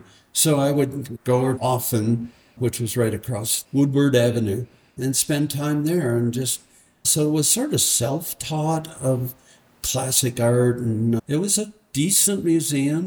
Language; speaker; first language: English; native; English